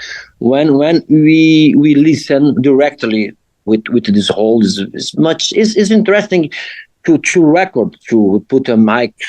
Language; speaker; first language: English; non-native, learner; Portuguese